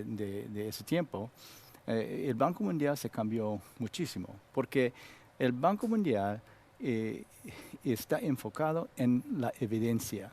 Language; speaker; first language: Spanish; non-native, learner; Korean